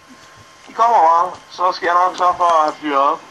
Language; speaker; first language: Danish; native; Danish